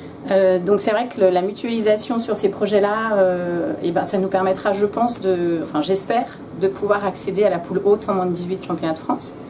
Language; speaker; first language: French; native; French